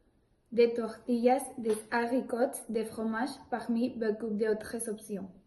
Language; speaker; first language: French; non-native, learner; Spanish